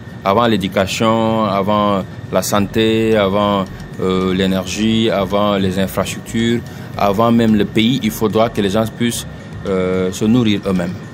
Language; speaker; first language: French; non-native, local second language; Wolof